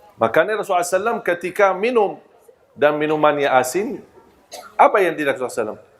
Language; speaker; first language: Malay; non-native, fluent; Arabic